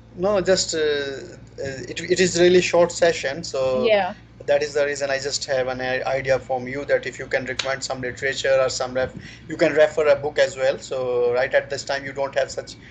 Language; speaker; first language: English; non-native, fluent; Arabic